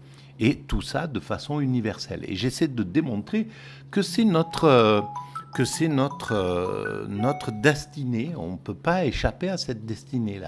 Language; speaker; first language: French; native; French